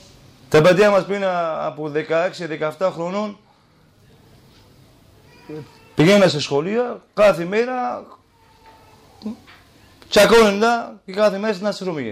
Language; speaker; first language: Greek; non-native, learner; Kurdish